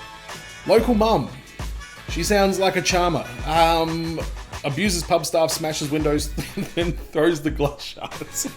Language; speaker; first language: English; native; English